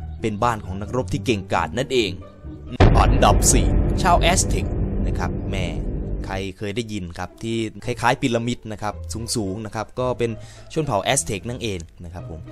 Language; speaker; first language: Thai; native; Thai